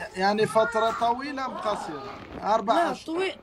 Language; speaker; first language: Arabic; non-native, local second language; Riffian